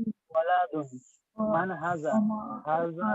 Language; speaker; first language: Arabic; non-native, learner; Bangla